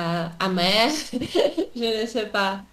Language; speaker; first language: French; non-native, learner; Russian